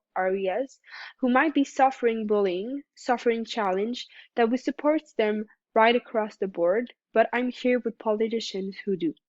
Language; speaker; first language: English; non-native, local second language; French